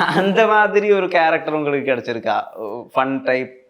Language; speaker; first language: Tamil; non-native, learner; Malayalam